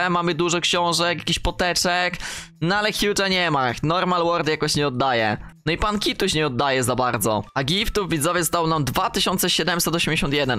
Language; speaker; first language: Polish; native; Polish